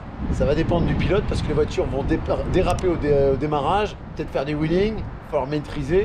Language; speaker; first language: French; native; French